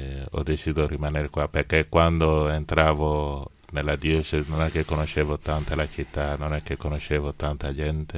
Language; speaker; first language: Italian; non-native, fluent; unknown